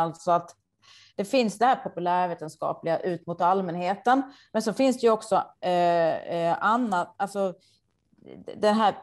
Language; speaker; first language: Swedish; native; Swedish